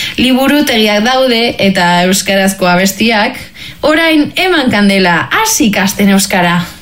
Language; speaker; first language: Basque; non-native, local second language; Spanish